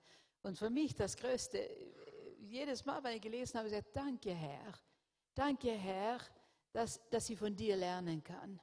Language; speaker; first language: German; non-native, fluent; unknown